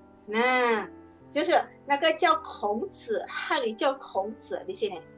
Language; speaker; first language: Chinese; non-native, fluent; Indonesian